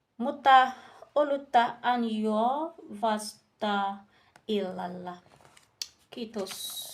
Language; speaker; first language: Finnish; non-native, learner; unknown